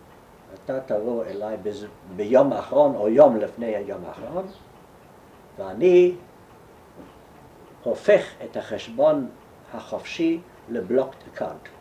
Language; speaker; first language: Hebrew; non-native, fluent; German